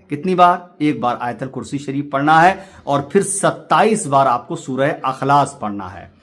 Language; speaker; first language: Urdu; native; Urdu